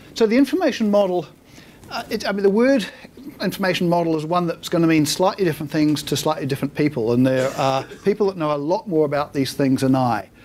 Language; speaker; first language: English; native; English